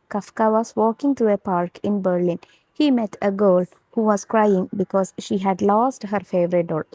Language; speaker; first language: English; non-native, local second language; Malayalam